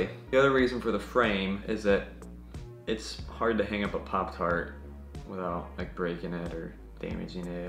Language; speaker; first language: English; native; English